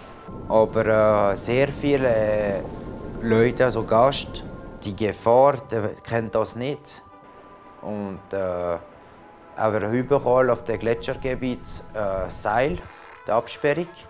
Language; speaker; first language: German; non-native, local second language; French